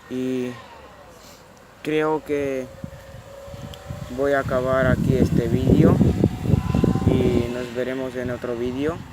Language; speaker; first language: Spanish; non-native, local second language; Catalan